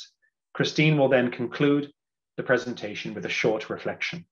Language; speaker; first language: English; native; English